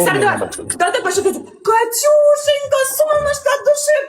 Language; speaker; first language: Russian; native; Russian